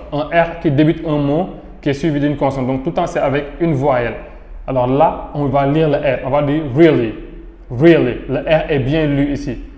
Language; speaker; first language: French; non-native, local second language; Wolof